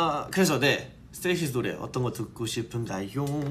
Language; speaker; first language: Korean; early bilingual, heritage; Korean